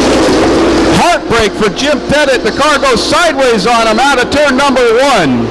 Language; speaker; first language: English; native; English